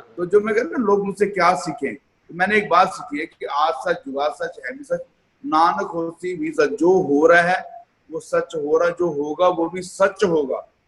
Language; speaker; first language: Hindi; non-native, local second language; Punjabi